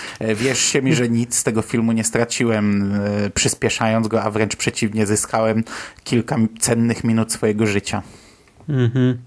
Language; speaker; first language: Polish; native; Polish